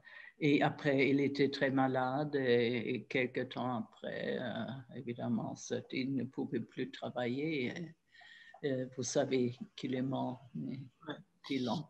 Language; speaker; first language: French; non-native, fluent; German